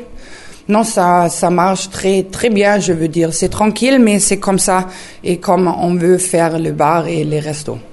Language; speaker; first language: French; non-native, learner; German